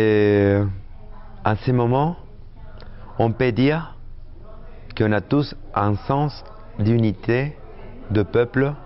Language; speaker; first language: French; non-native, fluent; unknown